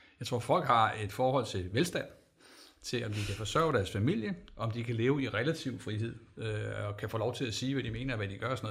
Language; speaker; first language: Danish; native; Danish